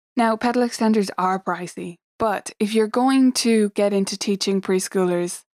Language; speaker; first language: English; native; English